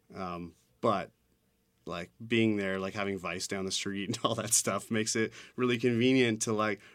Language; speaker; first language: English; native; English